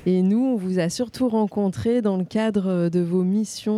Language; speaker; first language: French; native; French